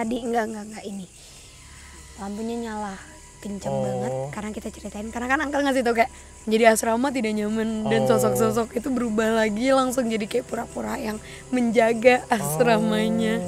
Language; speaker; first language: Indonesian; native; Indonesian